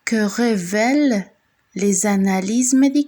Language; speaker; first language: French; non-native, fluent; Spanish